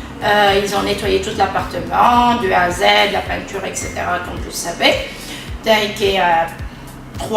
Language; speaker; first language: French; non-native, local second language; Arabic